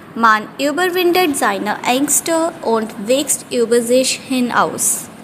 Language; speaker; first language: German; non-native, fluent; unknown